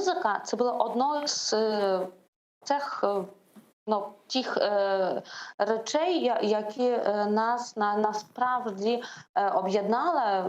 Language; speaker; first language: Ukrainian; non-native, learner; Lithuanian